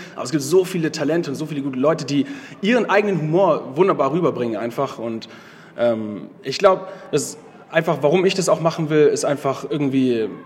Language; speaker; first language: German; native; German